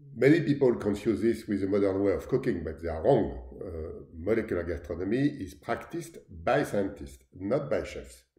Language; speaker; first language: English; non-native, fluent; French